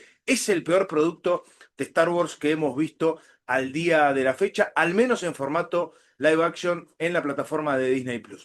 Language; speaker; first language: Spanish; native; Spanish